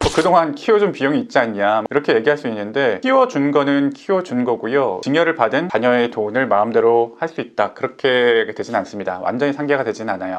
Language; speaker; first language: Korean; native; Korean